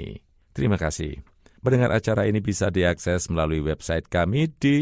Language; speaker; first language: Indonesian; native; Indonesian